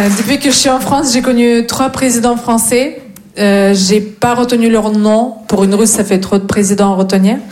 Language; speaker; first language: French; non-native, fluent; Russian